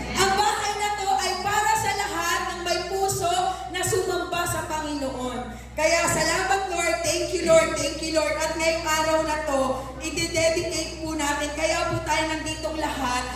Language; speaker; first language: Filipino; native; Filipino